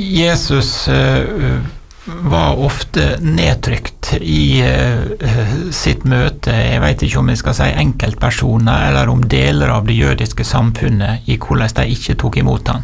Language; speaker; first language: Norwegian; native; Norwegian